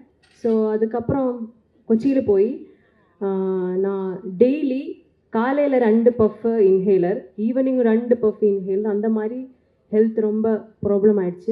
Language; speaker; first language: Tamil; non-native, learner; Malayalam